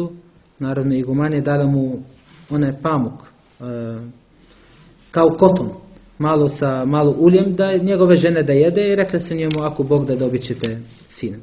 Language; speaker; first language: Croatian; non-native, learner; Arabic